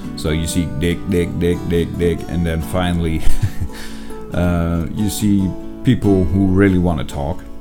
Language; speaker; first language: English; non-native, fluent; Dutch